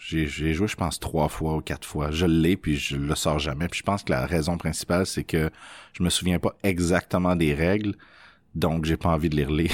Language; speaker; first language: French; native; French